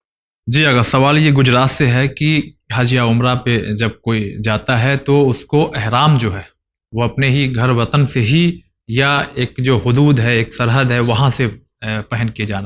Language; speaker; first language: Urdu; native; Urdu